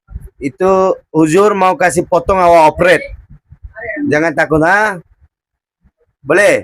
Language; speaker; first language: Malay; non-native, fluent; Bangla